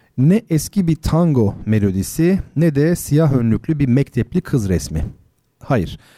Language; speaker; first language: Turkish; native; Turkish